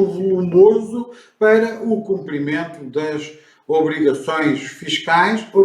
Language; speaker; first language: Portuguese; native; Portuguese